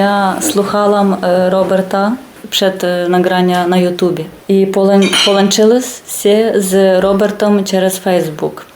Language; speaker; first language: Polish; non-native, learner; Ukrainian